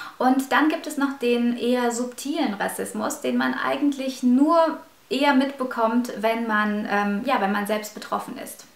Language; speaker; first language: German; early bilingual, other home language; Russian